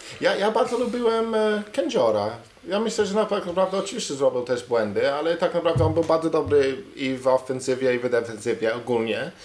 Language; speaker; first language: Polish; non-native, learner; English